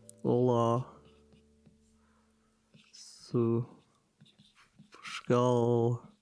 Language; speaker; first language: Portuguese; non-native, learner; German